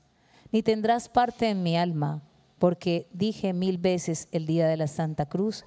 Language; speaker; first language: Spanish; native; Spanish